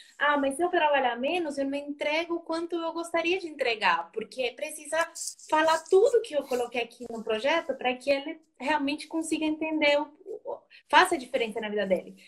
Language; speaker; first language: Portuguese; non-native, fluent; Spanish